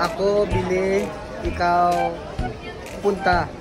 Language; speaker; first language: Filipino; non-native, learner; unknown